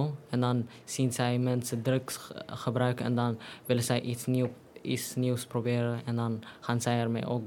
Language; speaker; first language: Dutch; non-native, learner; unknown